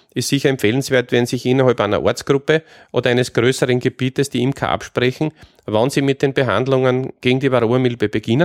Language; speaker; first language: German; native; German